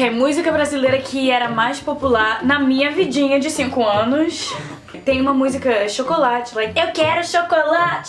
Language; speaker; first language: Portuguese; early bilingual, heritage; Portuguese